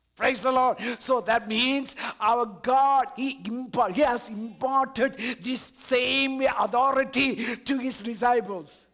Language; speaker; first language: English; non-native, local second language; Malayalam